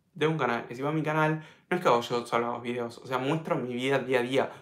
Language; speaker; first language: Spanish; native; Spanish